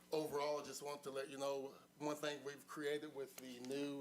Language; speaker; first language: English; native; English